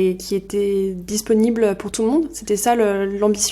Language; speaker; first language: French; native; French